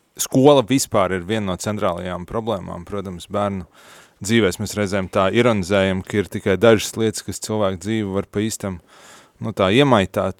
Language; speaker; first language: Latvian; native; Latvian